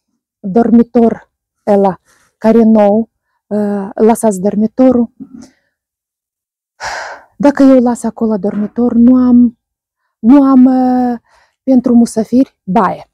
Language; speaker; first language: Romanian; non-native, learner; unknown